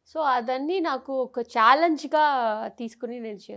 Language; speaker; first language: Telugu; non-native, learner; Tamil